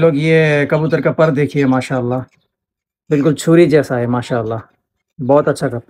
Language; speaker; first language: Hindi; non-native, fluent; Bangla